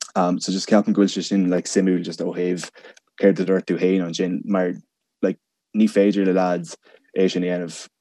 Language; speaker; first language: Irish; non-native, local second language; English